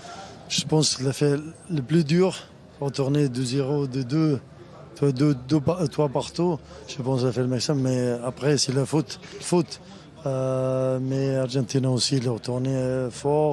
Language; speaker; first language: French; non-native, learner; Arabic